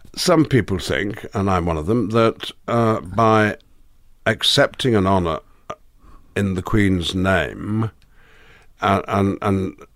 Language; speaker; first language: English; native; English